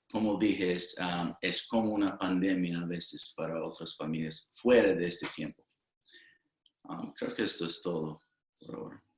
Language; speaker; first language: Spanish; non-native, fluent; English